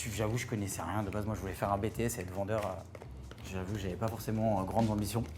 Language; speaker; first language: French; native; French